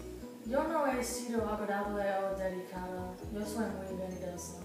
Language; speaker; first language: Spanish; non-native, learner; English